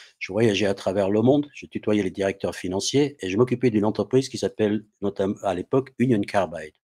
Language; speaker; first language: French; non-native, fluent; English